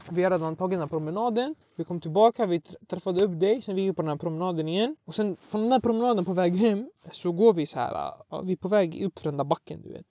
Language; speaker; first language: Swedish; early bilingual, other home language; Arabic